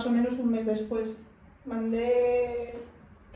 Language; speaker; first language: Spanish; native; Spanish